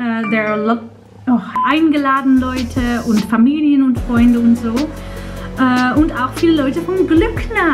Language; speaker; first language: German; non-native, fluent; Dutch